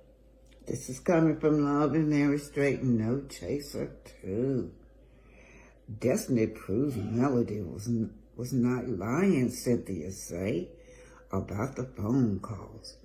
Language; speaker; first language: English; native; English